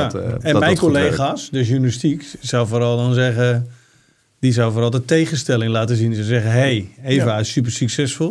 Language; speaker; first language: Dutch; native; Dutch